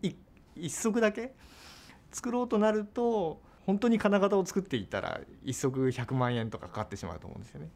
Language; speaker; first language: Japanese; native; Japanese